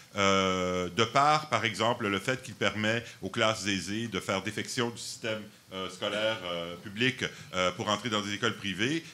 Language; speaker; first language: French; non-native, local second language; English